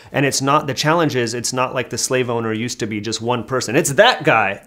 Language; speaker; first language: English; native; English